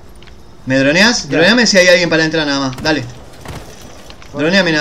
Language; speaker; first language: Spanish; native; Spanish